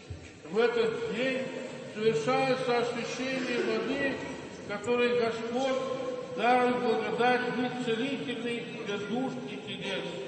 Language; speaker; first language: Russian; native; Russian